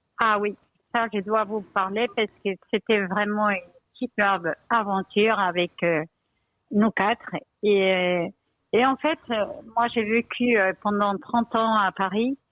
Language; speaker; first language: French; non-native, fluent; Spanish